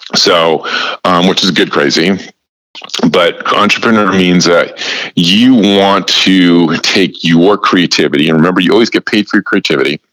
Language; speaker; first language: English; native; English